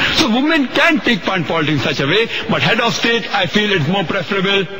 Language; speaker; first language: English; non-native, local second language; Urdu